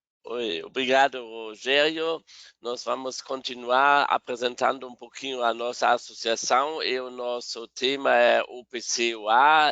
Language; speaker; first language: Portuguese; non-native, fluent; German